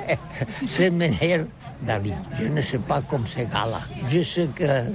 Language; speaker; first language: French; non-native, learner; Catalan